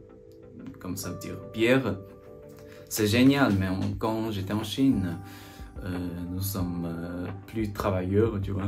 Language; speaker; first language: French; non-native, learner; Chinese